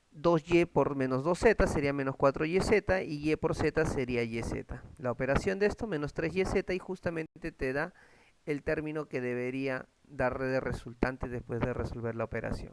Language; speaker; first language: Spanish; native; Spanish